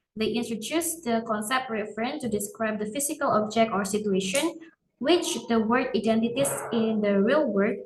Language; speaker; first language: English; non-native, learner; Indonesian